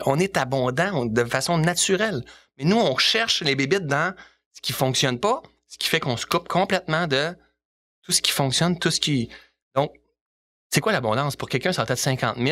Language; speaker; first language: French; native; French